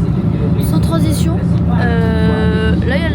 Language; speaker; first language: French; native; French